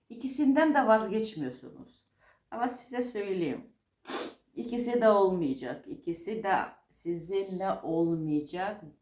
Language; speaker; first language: Turkish; non-native, fluent; Russian